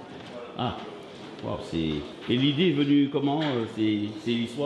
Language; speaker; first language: French; native; French